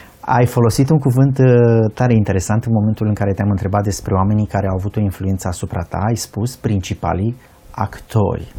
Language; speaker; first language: Romanian; native; Romanian